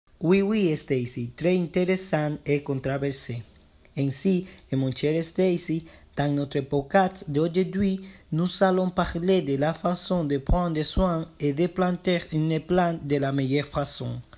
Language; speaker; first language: French; non-native, learner; Spanish